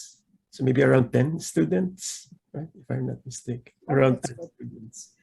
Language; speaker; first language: English; non-native, fluent; Japanese